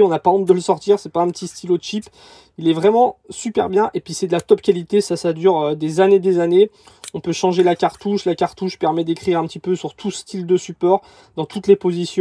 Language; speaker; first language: French; native; French